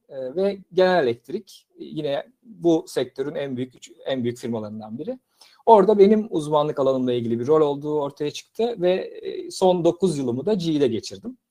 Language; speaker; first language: Turkish; native; Turkish